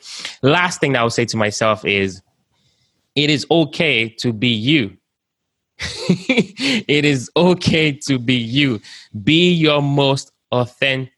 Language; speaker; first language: English; non-native, local second language; Yoruba